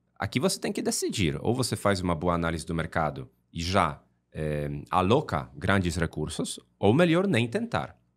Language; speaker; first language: Portuguese; non-native, fluent; Polish